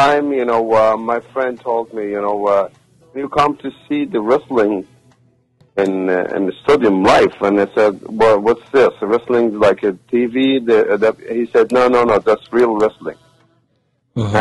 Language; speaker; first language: English; non-native, learner; Arabic